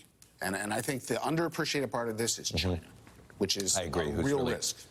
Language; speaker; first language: English; native; English